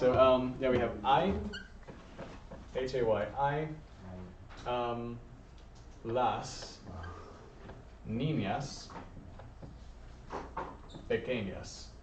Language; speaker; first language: Spanish; non-native, fluent; English